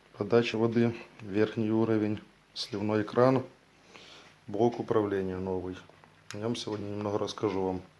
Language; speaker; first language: Russian; native; Russian